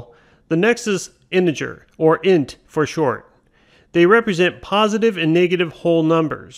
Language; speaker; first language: English; native; English